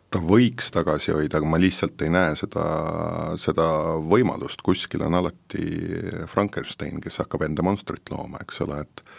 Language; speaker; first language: Estonian; native; Estonian